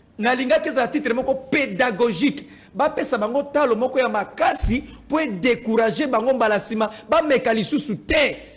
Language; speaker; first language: Lingala; native; Lingala